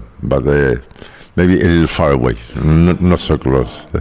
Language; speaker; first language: English; non-native, fluent; Spanish